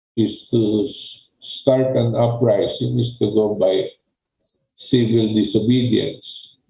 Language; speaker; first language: English; non-native, local second language; Filipino